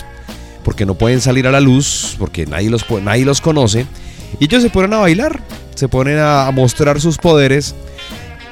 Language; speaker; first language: Spanish; native; Spanish